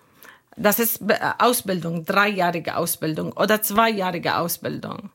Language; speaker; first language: German; non-native, local second language; Arabic